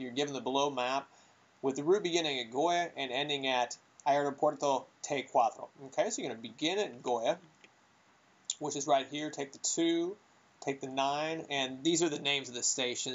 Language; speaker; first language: English; native; English